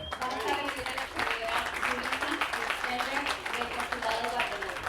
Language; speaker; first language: Spanish; native; Spanish